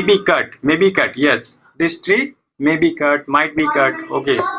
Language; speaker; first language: English; non-native, fluent; Hindi